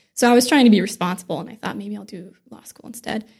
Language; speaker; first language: English; native; English